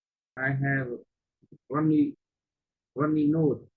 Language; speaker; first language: English; non-native, learner; Vietnamese